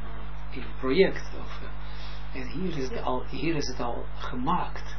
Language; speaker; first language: Dutch; non-native, fluent; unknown